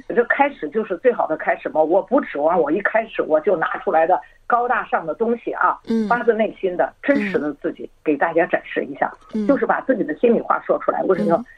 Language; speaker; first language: Chinese; native; Chinese